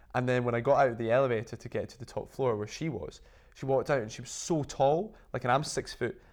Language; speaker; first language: English; native; English